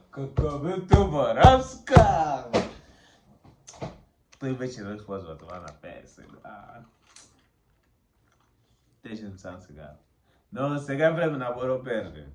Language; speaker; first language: Bulgarian; non-native, learner; Portuguese